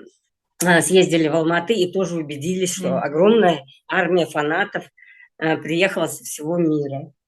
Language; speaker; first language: Russian; native; Russian